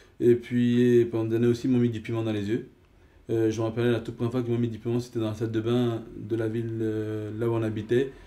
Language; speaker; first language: French; early bilingual, other home language; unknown